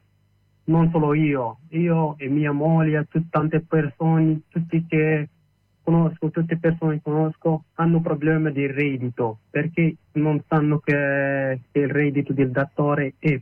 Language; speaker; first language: Italian; non-native, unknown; Arabic